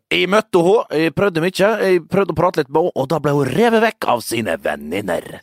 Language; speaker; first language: Norwegian; native; Norwegian